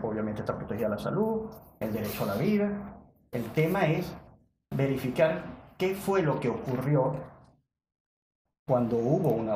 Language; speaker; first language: Spanish; native; Spanish